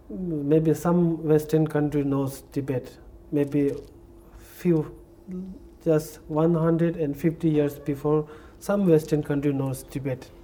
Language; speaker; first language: English; non-native, learner; Tibetan